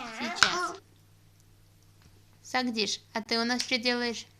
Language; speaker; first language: Russian; native; Russian